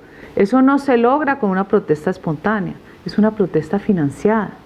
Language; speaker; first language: Spanish; native; Spanish